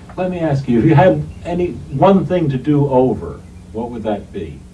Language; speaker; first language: English; non-native, fluent; Russian